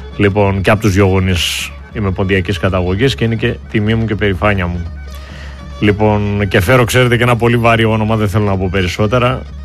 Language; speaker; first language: Greek; native; Greek